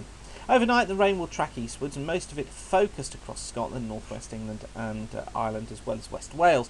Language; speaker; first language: English; native; English